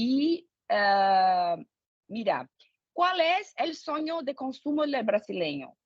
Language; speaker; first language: Spanish; non-native, fluent; Portuguese